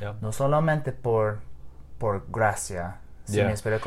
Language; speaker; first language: Spanish; non-native, learner; English